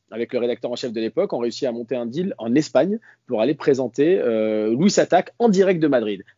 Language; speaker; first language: French; native; French